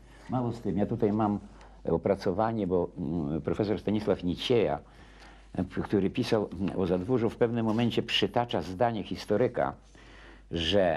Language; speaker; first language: Polish; native; Polish